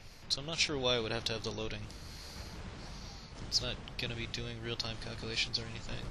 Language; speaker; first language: English; native; English